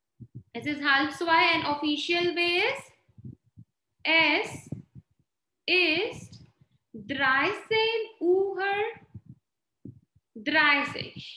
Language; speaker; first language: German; non-native, fluent; Hindi